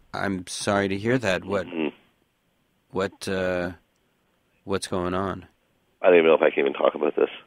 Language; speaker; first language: English; native; English